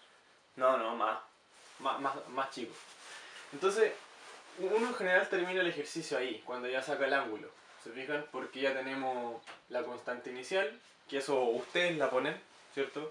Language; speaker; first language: Spanish; native; Spanish